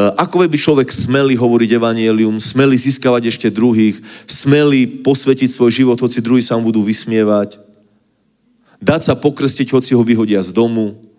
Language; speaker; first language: Slovak; native; Slovak